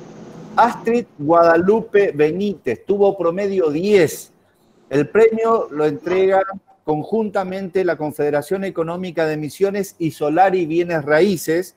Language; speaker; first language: Spanish; native; Spanish